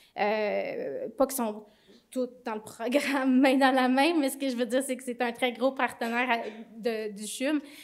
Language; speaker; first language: French; native; French